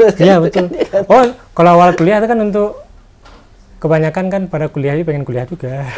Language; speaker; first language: Indonesian; native; Indonesian